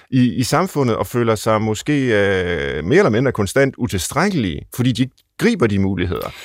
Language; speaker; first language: Danish; native; Danish